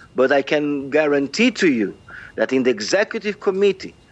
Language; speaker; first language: English; non-native, fluent; Portuguese